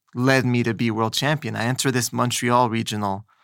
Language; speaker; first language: English; native; English